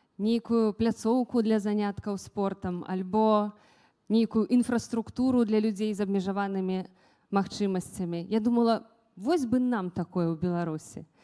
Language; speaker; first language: Belarusian; native; Belarusian